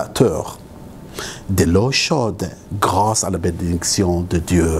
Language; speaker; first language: French; non-native, local second language; Arabic